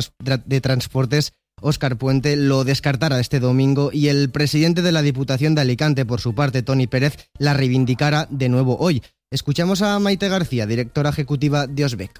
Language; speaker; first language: Spanish; native; Spanish